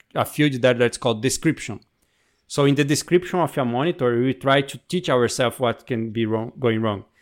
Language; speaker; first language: English; non-native, fluent; Portuguese